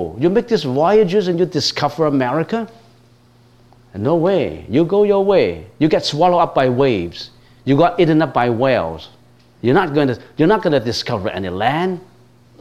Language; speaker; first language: English; non-native, local second language; Cantonese